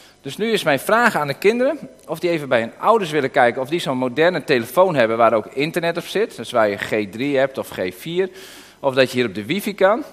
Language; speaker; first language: Dutch; native; Dutch